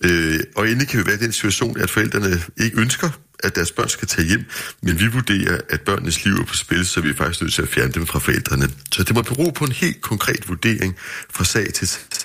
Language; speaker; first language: Danish; native; Danish